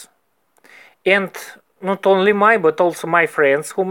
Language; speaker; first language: English; non-native, learner; Russian